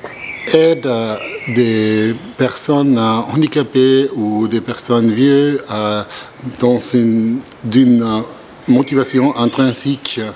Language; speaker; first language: French; non-native, learner; German